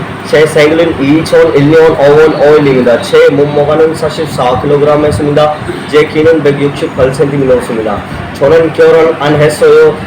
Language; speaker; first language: Korean; non-native, learner; Sindhi